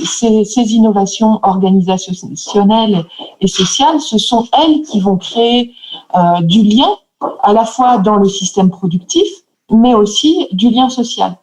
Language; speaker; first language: French; native; French